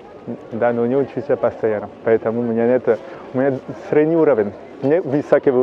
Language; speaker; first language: Russian; non-native, learner; French